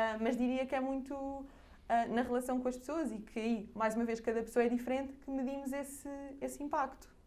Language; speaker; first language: Portuguese; native; Portuguese